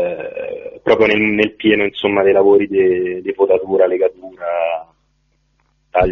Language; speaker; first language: Italian; native; Italian